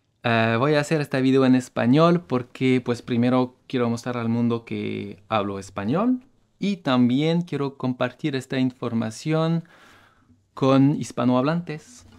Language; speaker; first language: Spanish; non-native, fluent; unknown